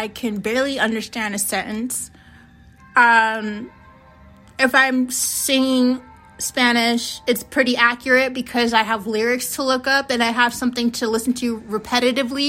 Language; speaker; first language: English; early bilingual, other home language; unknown